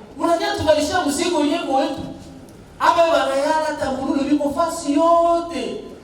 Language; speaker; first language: Swahili; native; Swahili